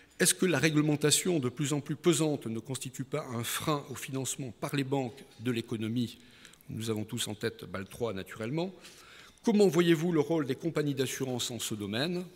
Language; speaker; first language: French; native; French